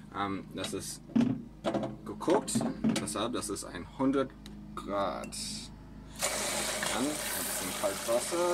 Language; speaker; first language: German; non-native, learner; English